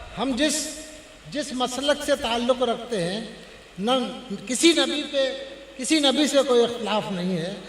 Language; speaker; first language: Urdu; non-native, local second language; Pashto